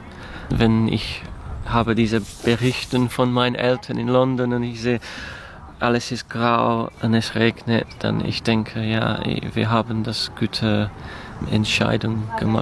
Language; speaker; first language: German; non-native, fluent; English